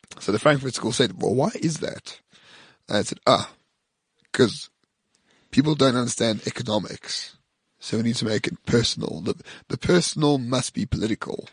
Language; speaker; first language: English; native; English